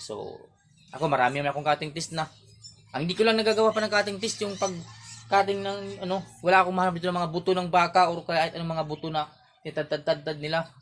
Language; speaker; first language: Filipino; non-native, local second language; Waray